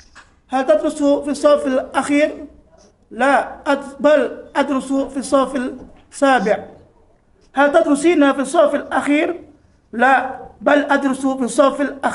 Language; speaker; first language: Arabic; non-native, learner; Indonesian